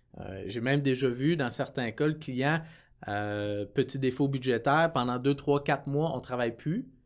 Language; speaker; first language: French; native; French